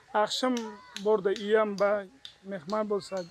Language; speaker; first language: Turkish; non-native, learner; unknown